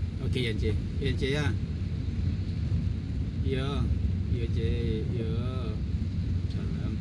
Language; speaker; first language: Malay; non-native, local second language; Minangkabau